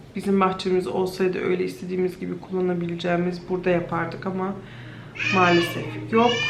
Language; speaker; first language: Turkish; early bilingual, heritage; Turkish